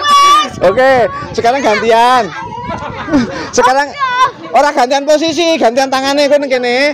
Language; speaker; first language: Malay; non-native, local second language; Javanese